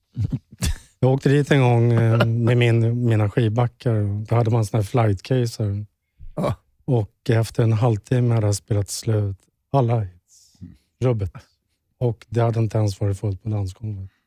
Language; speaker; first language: Swedish; native; Swedish